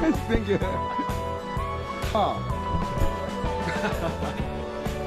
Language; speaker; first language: English; non-native, learner; Japanese